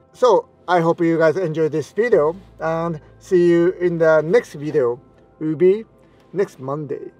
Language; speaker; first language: English; non-native, fluent; Japanese